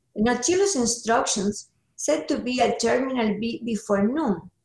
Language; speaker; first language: English; non-native, fluent; Spanish